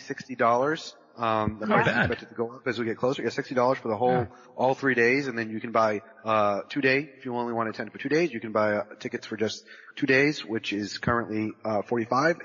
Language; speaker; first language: English; native; English